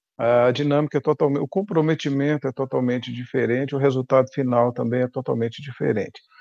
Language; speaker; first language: Portuguese; native; Portuguese